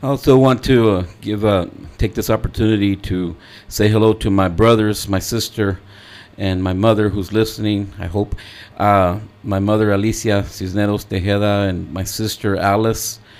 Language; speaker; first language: English; early bilingual, other home language; Spanish